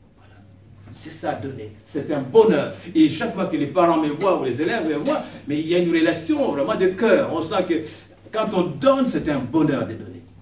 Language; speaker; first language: French; non-native, local second language; Kongo